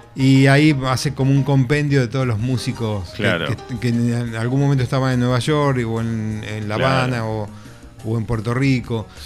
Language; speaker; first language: Spanish; native; Spanish